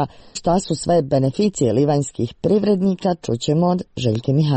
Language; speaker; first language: Croatian; native; Croatian